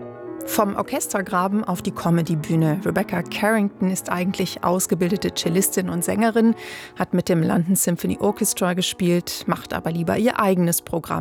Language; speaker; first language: German; native; German